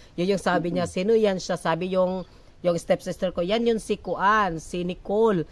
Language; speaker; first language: Filipino; non-native, local second language; Cebuano